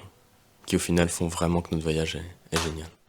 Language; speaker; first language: French; native; French